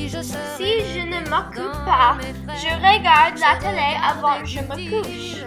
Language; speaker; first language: French; non-native, learner; English